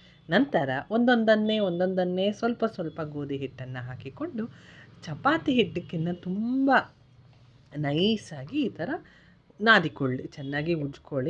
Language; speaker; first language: Kannada; native; Kannada